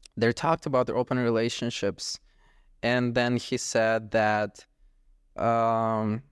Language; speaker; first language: English; non-native, fluent; Ukrainian